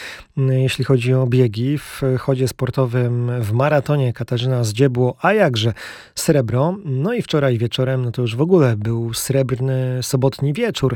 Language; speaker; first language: Polish; native; Polish